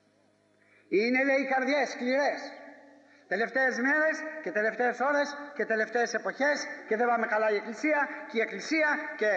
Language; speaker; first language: Greek; native; Greek